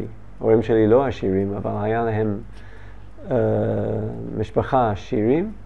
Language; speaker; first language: Hebrew; non-native, learner; English